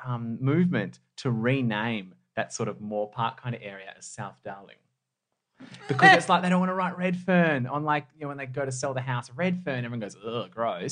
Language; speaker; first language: English; native; English